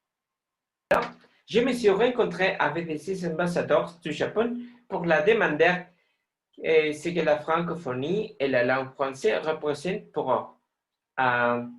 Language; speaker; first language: French; non-native, learner; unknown